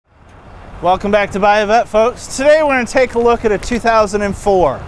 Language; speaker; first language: English; native; English